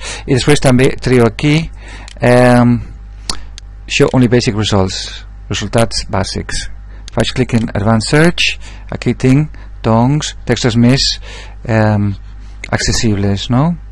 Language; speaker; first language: Catalan; non-native, local second language; Spanish